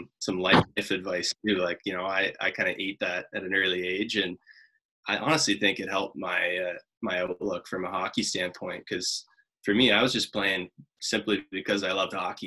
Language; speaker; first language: English; native; English